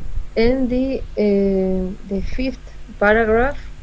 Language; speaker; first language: English; non-native, learner; Spanish